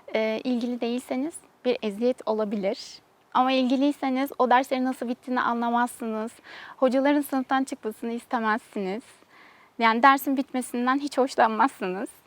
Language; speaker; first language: Turkish; native; Turkish